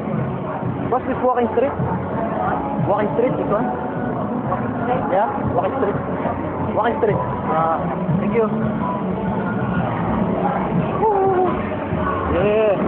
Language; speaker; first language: English; non-native, local second language; Filipino